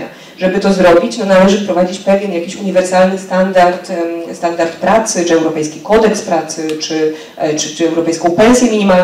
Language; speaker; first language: Polish; native; Polish